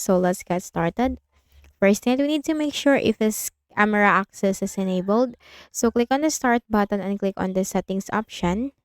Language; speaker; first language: English; non-native, local second language; Filipino